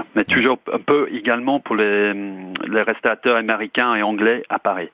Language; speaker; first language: French; non-native, fluent; English